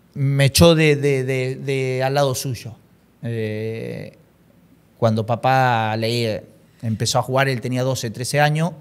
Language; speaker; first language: Spanish; native; Spanish